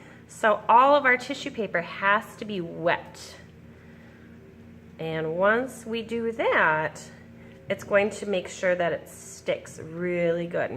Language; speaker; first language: English; native; English